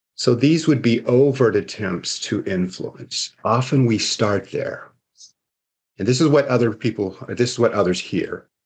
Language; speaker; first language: English; native; English